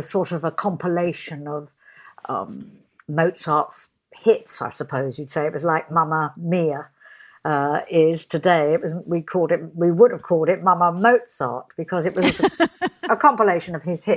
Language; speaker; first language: English; native; English